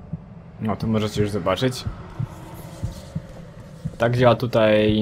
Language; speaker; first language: Polish; native; Polish